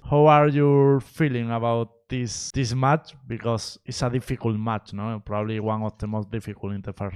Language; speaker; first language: English; non-native, learner; Spanish